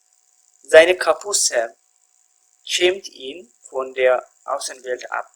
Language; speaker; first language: German; non-native, fluent; Tigrinya